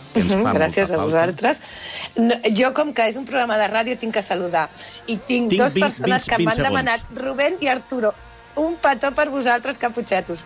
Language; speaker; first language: Catalan; non-native, local second language; Spanish